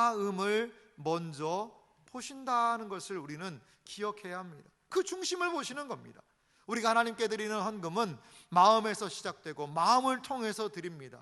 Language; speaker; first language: Korean; native; Korean